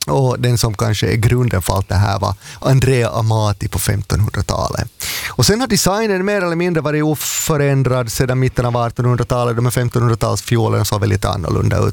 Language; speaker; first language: Swedish; native; Swedish